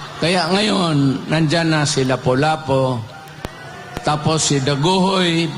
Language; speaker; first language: Filipino; non-native, local second language; Cebuano